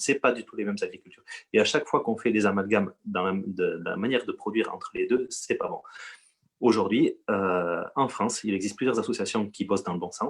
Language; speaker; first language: French; native; French